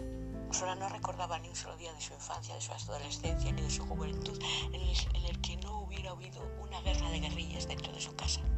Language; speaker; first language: Spanish; native; Spanish